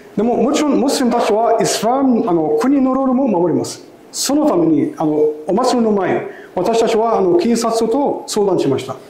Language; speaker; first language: Japanese; non-native, learner; Arabic